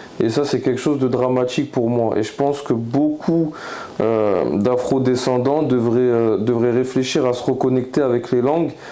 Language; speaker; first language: French; native; French